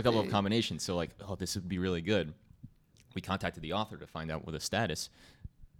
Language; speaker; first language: English; native; English